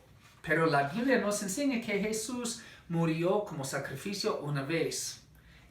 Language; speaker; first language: Spanish; non-native, fluent; English